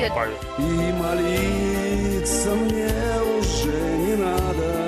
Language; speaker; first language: Russian; native; Russian